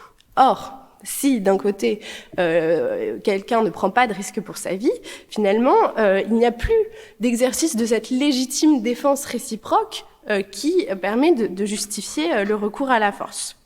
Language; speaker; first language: French; native; French